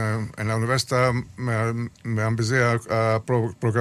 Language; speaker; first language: Spanish; early bilingual, heritage; Spanish